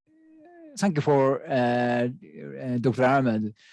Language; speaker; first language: English; non-native, learner; Japanese